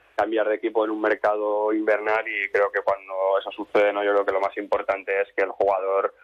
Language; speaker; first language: Spanish; native; Spanish